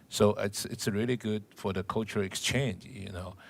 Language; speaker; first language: English; non-native, learner; Chinese